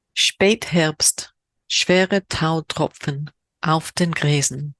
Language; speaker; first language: German; non-native, fluent; English